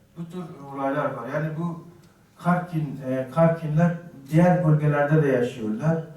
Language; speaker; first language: Turkish; non-native, fluent; Uzbek